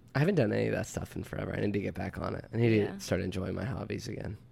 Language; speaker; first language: English; native; English